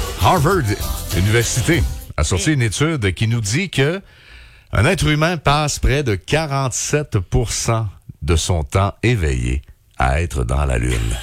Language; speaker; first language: French; native; French